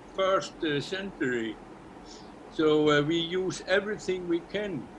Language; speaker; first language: English; non-native, learner; Icelandic